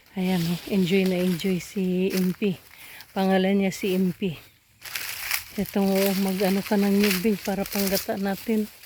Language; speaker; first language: Filipino; non-native, local second language; Waray